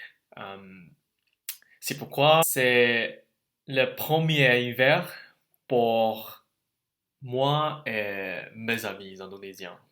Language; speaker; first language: French; non-native, learner; Indonesian